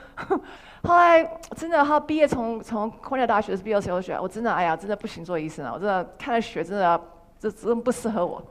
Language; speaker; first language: Chinese; early bilingual, heritage; Chinese